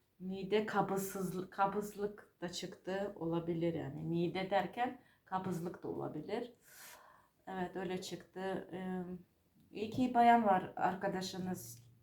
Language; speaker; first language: Turkish; non-native, fluent; Georgian